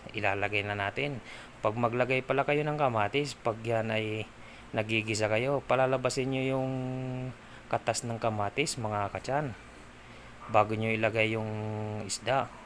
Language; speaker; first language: Filipino; native; Filipino